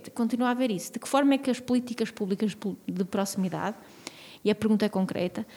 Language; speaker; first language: Portuguese; native; Portuguese